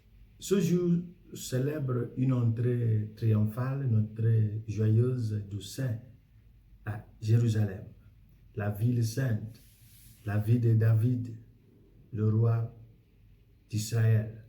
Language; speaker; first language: French; non-native, fluent; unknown